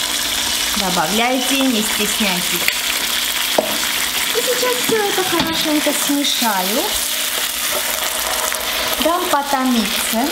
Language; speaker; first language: Russian; non-native, fluent; Armenian